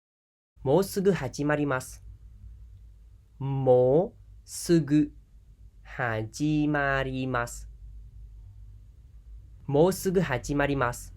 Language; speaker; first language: Japanese; non-native, fluent; Khmer